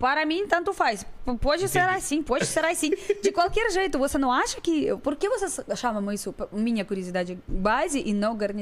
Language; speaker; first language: Portuguese; non-native, learner; Russian